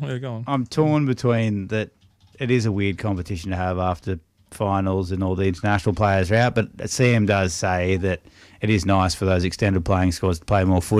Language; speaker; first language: English; native; English